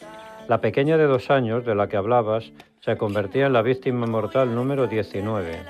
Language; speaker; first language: Spanish; native; Spanish